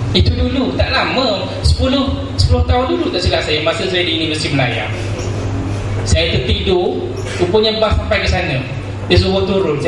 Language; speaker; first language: Malay; native; Malay